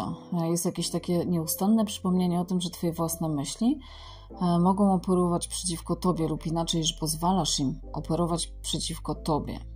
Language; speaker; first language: Polish; native; Polish